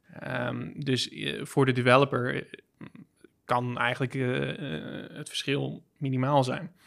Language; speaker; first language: Dutch; native; Dutch